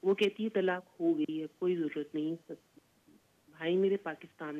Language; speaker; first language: Hindi; native; Hindi